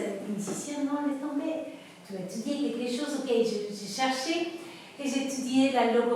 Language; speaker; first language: French; non-native, fluent; Spanish